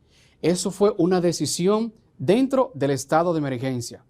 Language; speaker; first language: Spanish; native; Spanish